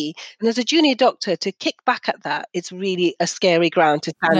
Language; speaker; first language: English; early bilingual, other home language; Punjabi